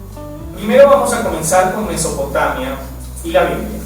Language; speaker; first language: Spanish; native; Spanish